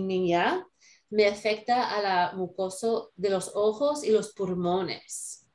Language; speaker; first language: Spanish; non-native, learner; English